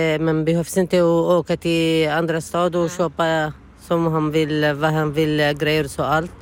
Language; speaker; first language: Swedish; non-native, learner; Arabic